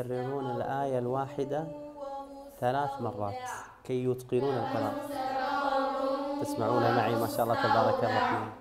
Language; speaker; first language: Arabic; native; Arabic